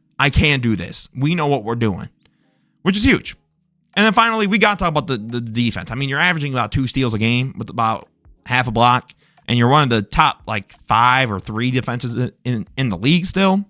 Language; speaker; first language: English; native; English